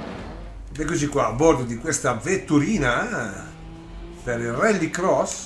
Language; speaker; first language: Italian; native; Italian